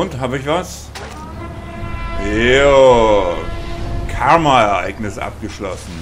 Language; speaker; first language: German; native; German